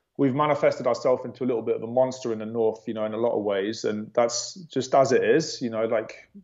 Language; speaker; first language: English; native; English